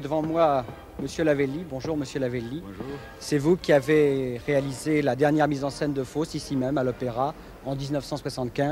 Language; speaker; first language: French; native; French